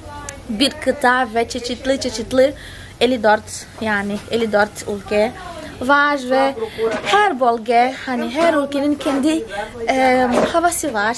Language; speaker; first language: Turkish; non-native, fluent; Portuguese